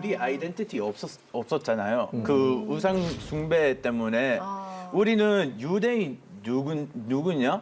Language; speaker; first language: Korean; non-native, fluent; Hebrew